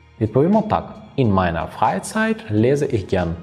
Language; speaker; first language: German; non-native, fluent; Ukrainian